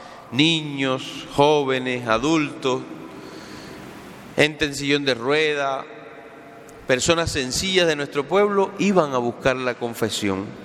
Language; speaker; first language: Spanish; native; Spanish